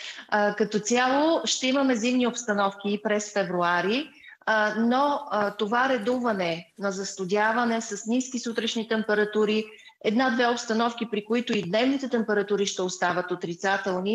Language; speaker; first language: Bulgarian; native; Bulgarian